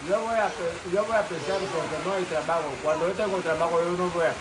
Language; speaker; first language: Spanish; non-native, local second language; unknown